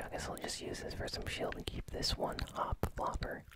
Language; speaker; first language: English; native; English